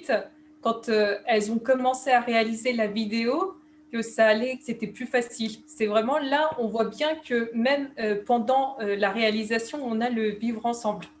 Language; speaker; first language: French; native; French